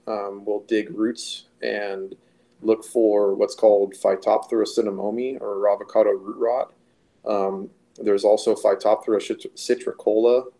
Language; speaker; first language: English; native; English